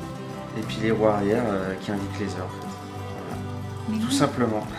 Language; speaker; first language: French; native; French